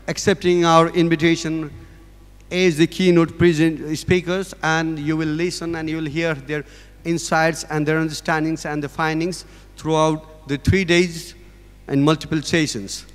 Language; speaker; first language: English; non-native, local second language; Nepali